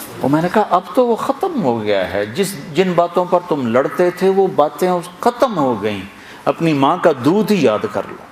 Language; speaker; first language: Urdu; non-native, local second language; Punjabi